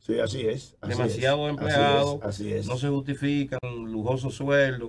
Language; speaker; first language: Spanish; native; Spanish